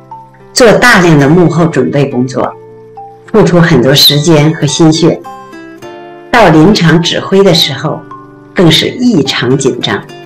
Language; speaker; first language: Chinese; native; Chinese